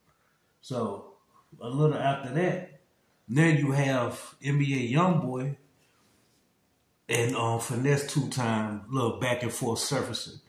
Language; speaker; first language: English; native; English